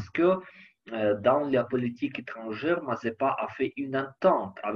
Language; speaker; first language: French; non-native, learner; Ukrainian